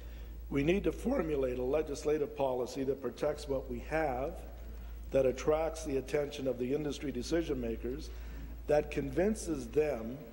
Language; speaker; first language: English; native; English